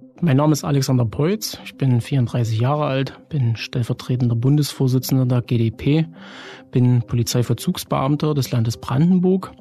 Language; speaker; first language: German; native; German